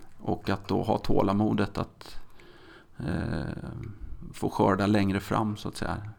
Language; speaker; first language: Swedish; native; Swedish